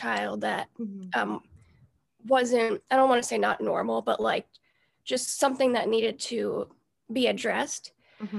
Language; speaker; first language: English; native; English